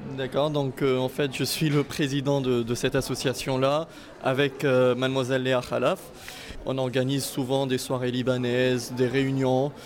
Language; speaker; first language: French; non-native, local second language; Arabic